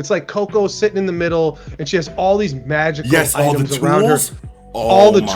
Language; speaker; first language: English; native; English